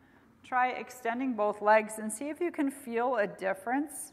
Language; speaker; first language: English; native; English